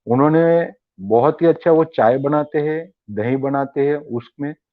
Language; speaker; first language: Hindi; non-native, local second language; Gujarati